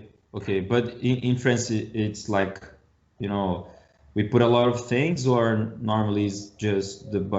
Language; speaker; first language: English; non-native, learner; Portuguese